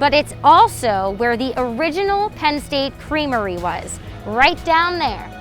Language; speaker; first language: English; native; English